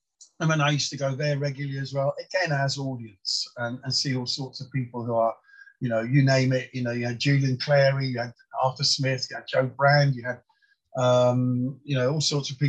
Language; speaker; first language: English; non-native, local second language; Polish